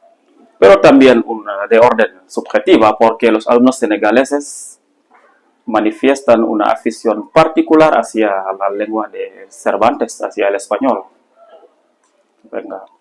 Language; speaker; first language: Spanish; non-native, fluent; Serer